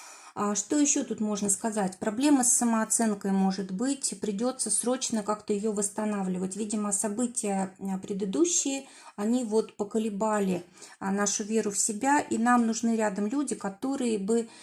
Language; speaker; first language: Russian; native; Russian